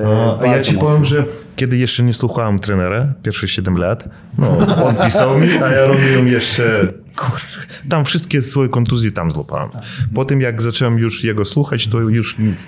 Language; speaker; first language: Polish; non-native, fluent; Russian